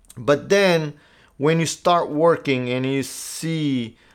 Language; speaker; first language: English; non-native, fluent; Portuguese